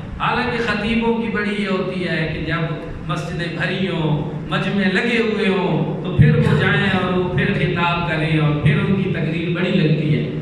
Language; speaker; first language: Urdu; non-native, local second language; Punjabi